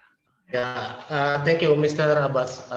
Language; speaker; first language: English; non-native, learner; Indonesian